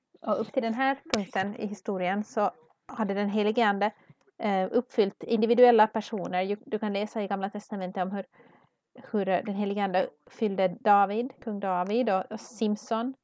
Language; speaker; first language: Swedish; non-native, learner; English